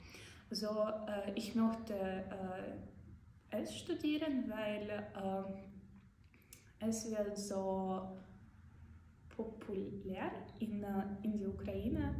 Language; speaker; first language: German; non-native, learner; Ukrainian